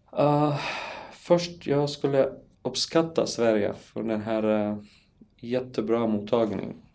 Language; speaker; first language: Swedish; non-native, learner; Arabic